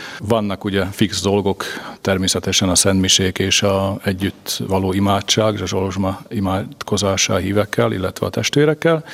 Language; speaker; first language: Hungarian; native; Hungarian